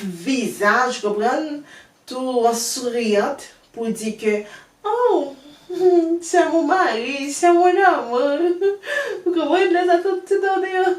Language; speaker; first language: French; non-native, learner; Haitian Creole